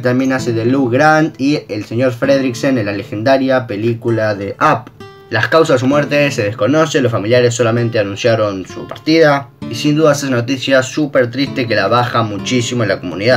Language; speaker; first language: Spanish; native; Spanish